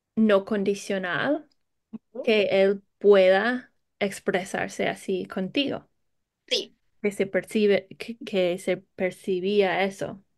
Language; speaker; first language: Spanish; non-native, fluent; English